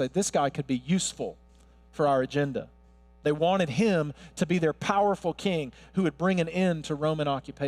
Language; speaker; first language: English; native; English